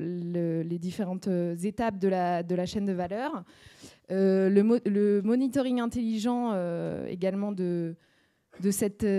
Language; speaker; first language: French; native; French